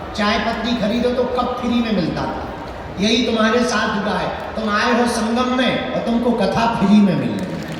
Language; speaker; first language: Hindi; native; Hindi